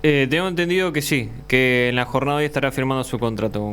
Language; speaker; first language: Spanish; native; Spanish